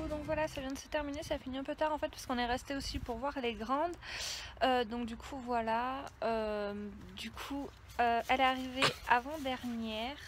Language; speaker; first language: French; native; French